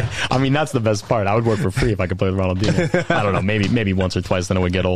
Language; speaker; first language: English; native; English